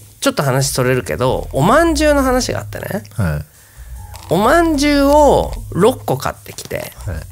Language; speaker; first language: Japanese; native; Japanese